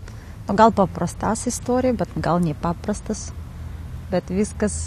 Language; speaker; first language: Lithuanian; non-native, learner; Kazakh